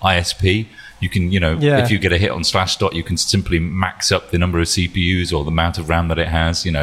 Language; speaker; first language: English; native; English